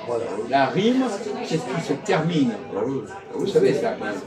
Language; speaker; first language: French; native; French